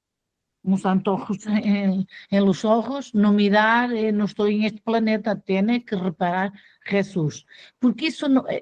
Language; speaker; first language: Spanish; non-native, fluent; Portuguese